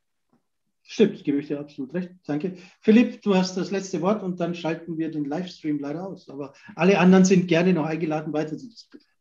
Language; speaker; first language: German; native; German